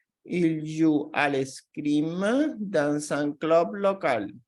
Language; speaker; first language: French; non-native, fluent; Portuguese